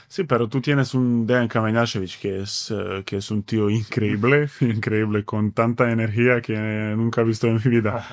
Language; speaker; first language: Spanish; non-native, fluent; Bosnian